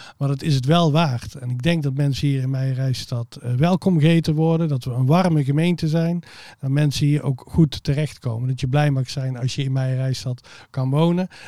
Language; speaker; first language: Dutch; native; Dutch